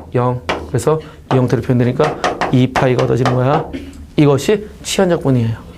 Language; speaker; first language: Korean; native; Korean